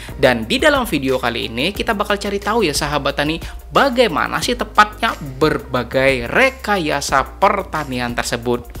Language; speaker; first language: Indonesian; native; Indonesian